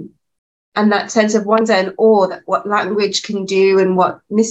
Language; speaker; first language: English; native; English